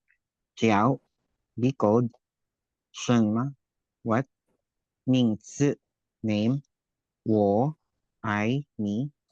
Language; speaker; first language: English; non-native, learner; Filipino